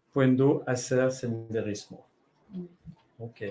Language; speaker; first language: Spanish; non-native, learner; French